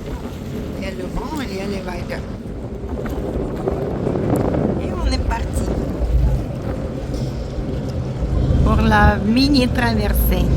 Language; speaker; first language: French; non-native, fluent; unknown